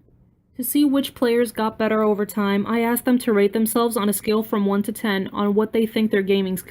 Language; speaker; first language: English; native; English